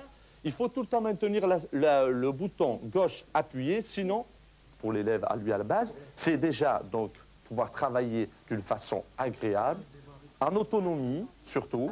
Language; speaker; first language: French; native; French